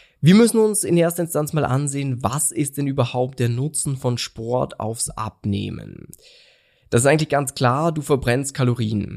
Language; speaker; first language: German; native; German